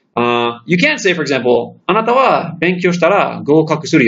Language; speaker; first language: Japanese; non-native, fluent; English